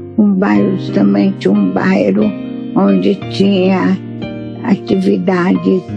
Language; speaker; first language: Portuguese; non-native, fluent; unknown